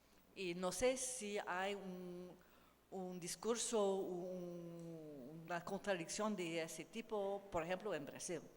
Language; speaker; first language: Spanish; non-native, learner; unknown